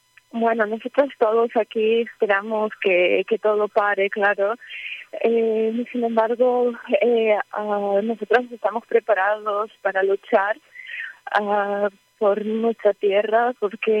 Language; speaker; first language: Spanish; early bilingual, heritage; Ukrainian